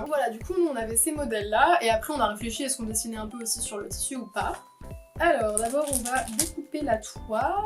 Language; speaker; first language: French; native; French